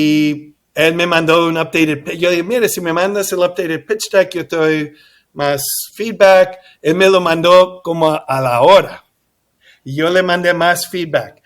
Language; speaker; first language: Spanish; early bilingual, heritage; English